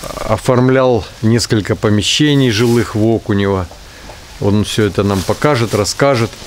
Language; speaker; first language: Russian; native; Russian